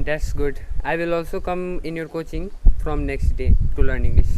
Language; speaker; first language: English; non-native, learner; Hindi